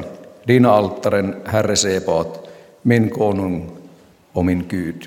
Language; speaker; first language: Swedish; non-native, local second language; Finnish